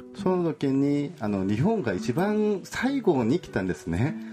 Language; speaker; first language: Japanese; non-native, fluent; Korean